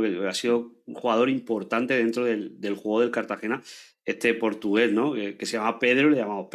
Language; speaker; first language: Spanish; native; Spanish